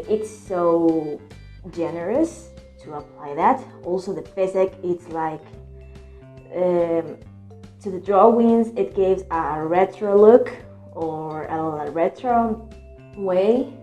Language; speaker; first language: English; non-native, learner; Spanish